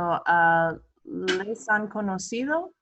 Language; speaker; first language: Spanish; non-native, learner; English